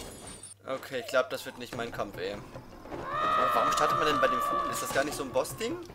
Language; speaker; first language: German; native; German